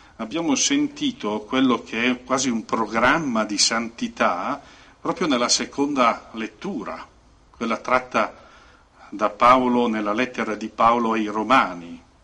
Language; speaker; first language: Italian; native; Italian